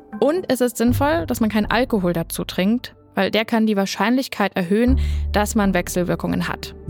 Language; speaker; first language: German; native; German